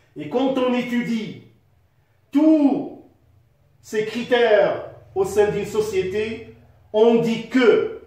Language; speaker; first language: French; non-native, local second language; Arabic